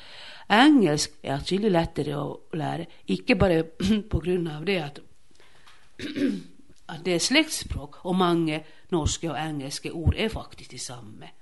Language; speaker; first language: Swedish; non-native, local second language; Finnish